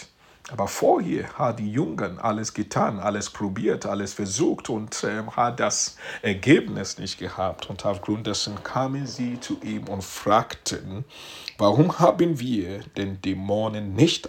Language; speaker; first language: German; non-native, fluent; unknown